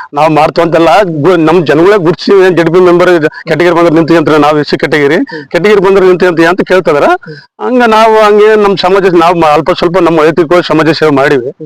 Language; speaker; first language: Kannada; native; Kannada